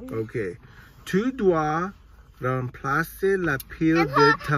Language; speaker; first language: French; non-native, learner; English